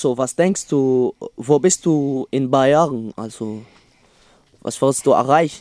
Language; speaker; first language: German; non-native, learner; Arabic